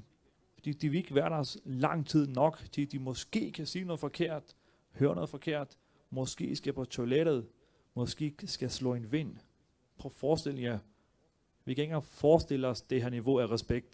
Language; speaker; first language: Danish; early bilingual, other home language; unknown